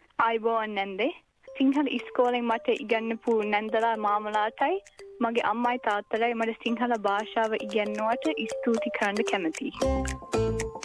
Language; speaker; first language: Sinhala; early bilingual, heritage; Sinhala